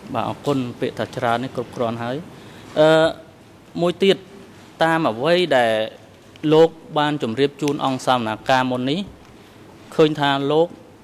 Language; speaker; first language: Khmer; native; Khmer